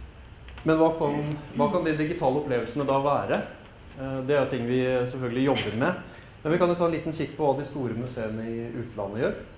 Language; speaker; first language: Norwegian; native; Norwegian